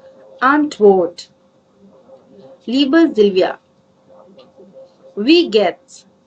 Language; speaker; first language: German; non-native, learner; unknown